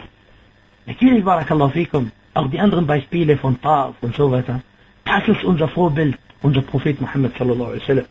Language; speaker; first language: German; non-native, fluent; Arabic